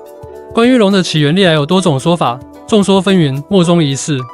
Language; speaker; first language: Chinese; native; Chinese